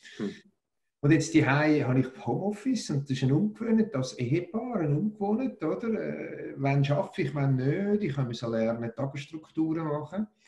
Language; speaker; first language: German; native; German